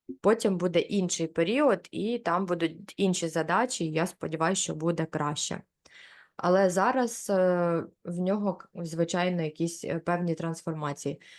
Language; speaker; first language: Ukrainian; non-native, local second language; Russian